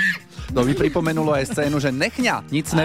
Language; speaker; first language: Slovak; native; Slovak